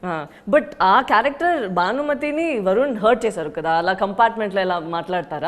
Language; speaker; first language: Telugu; non-native, learner; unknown